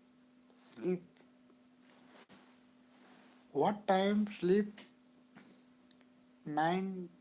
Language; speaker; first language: English; non-native, learner; Hindi